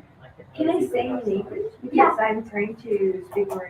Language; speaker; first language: English; non-native, learner; Spanish